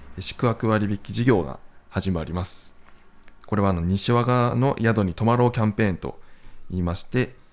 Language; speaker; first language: Japanese; native; Japanese